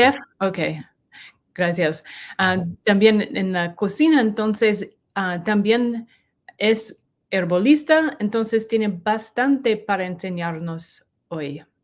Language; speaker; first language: Spanish; non-native, learner; English